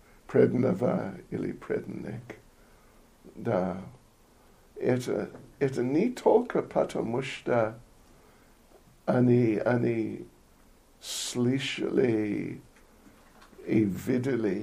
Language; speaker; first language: Russian; non-native, learner; English